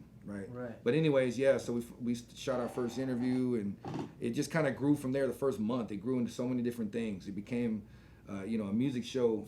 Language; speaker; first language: English; native; English